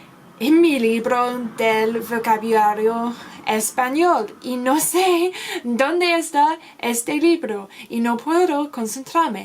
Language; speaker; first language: Spanish; non-native, learner; English